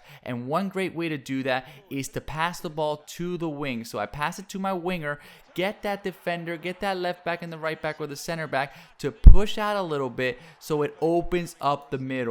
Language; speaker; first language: English; native; English